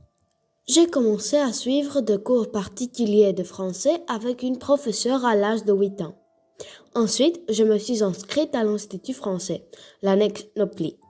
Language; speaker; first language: French; non-native, fluent; Greek